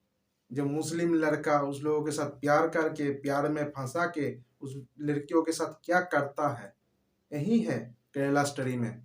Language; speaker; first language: Hindi; non-native, local second language; Bangla